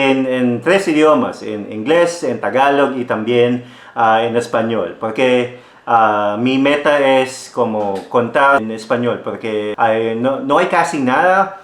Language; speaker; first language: Spanish; non-native, fluent; Filipino